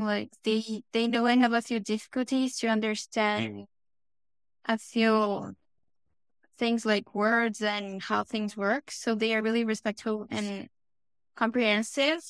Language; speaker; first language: English; non-native, fluent; Portuguese